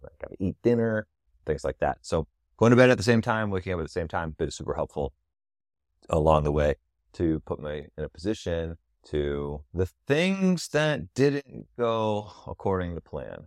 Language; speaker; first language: English; native; English